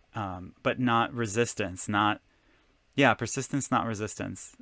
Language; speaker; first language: English; non-native, fluent; Hebrew